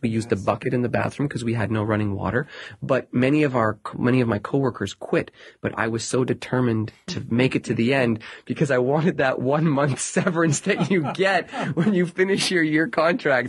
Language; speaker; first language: English; native; English